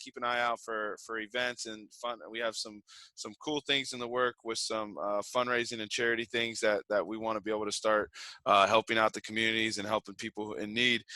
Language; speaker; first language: English; native; English